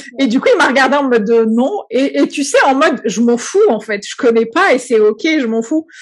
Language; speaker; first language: French; non-native, local second language; Arabic